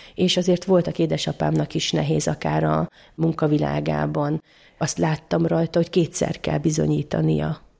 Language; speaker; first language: Hungarian; native; Hungarian